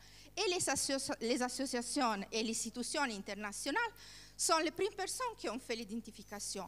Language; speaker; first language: French; non-native, learner; Italian